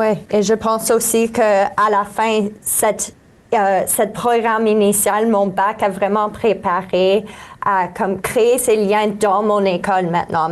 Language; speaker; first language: French; native; French